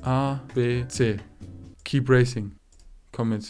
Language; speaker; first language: English; non-native, learner; German